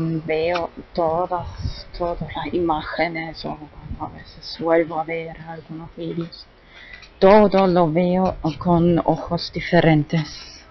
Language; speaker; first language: Spanish; non-native, fluent; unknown